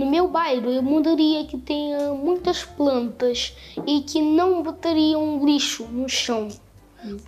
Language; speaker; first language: Portuguese; non-native, local second language; Kabuverdianu